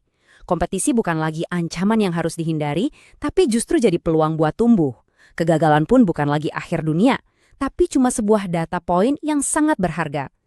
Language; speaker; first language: Indonesian; native; Indonesian